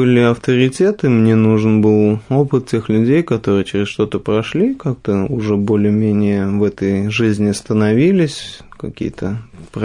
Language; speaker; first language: Russian; native; Russian